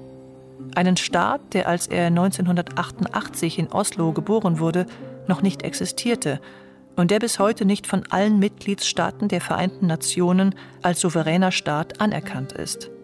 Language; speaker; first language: German; native; German